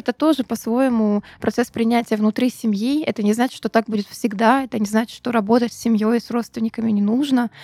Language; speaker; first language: Russian; native; Russian